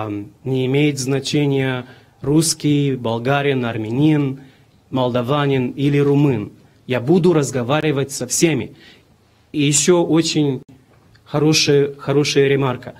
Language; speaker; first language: Russian; non-native, local second language; Romanian